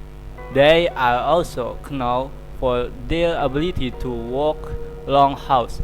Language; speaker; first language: English; non-native, learner; Indonesian